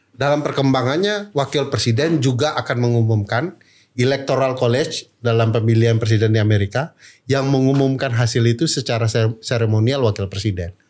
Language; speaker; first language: Indonesian; non-native, local second language; Minangkabau